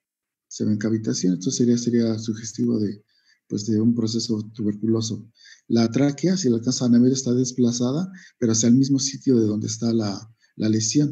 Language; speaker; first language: Spanish; native; Spanish